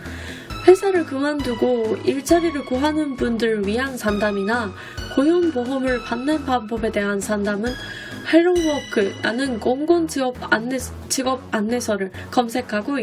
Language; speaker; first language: Korean; non-native, fluent; Japanese